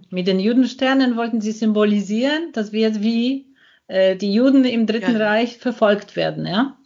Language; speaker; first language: German; non-native, fluent; Polish